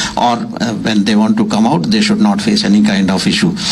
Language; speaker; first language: English; non-native, local second language; Bangla